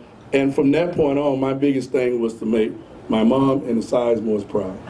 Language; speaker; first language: English; native; English